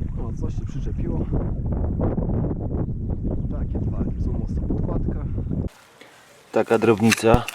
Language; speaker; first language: Polish; native; Polish